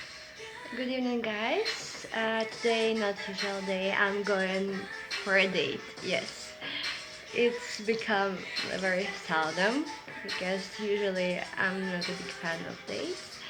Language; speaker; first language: English; non-native, learner; Russian